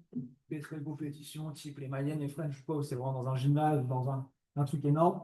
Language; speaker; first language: French; native; French